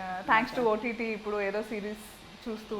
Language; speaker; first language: Telugu; native; Telugu